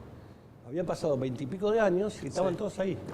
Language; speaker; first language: Spanish; native; Spanish